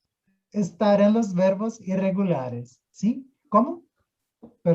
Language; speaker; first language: Spanish; non-native, fluent; Portuguese